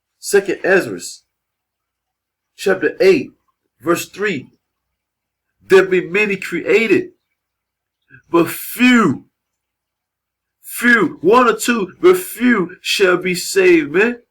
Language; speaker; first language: English; native; English